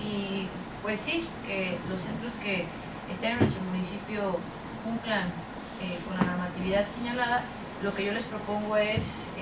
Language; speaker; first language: Spanish; native; Spanish